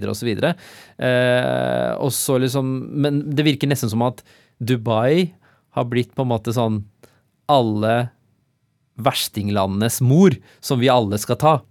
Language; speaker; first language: Norwegian; early bilingual, other home language; Urdu